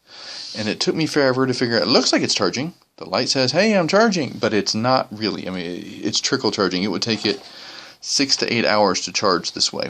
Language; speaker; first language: English; native; English